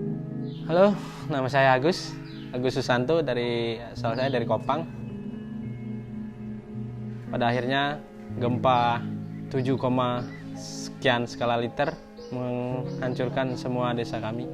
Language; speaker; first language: Indonesian; non-native, local second language; Sasak